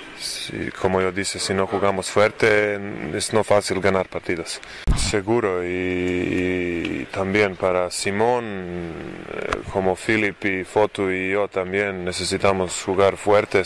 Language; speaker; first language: Spanish; non-native, learner; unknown